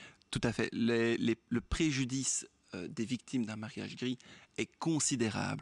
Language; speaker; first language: French; native; French